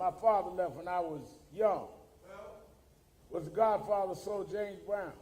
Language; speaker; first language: English; native; English